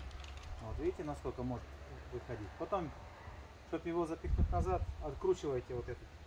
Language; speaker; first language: Russian; native; Russian